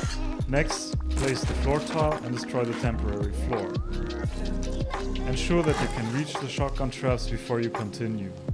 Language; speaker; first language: English; non-native, fluent; German